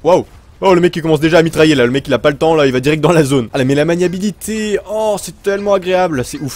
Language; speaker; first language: French; native; French